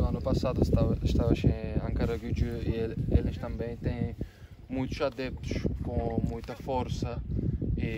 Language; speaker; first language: Portuguese; non-native, fluent; Turkish